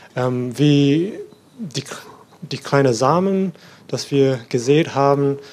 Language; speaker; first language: German; non-native, learner; English